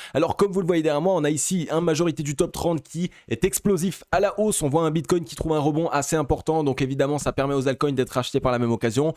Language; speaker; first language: French; native; French